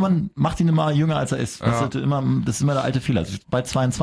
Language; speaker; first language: German; native; German